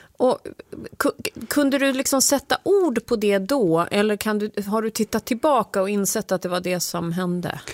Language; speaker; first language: Swedish; native; Swedish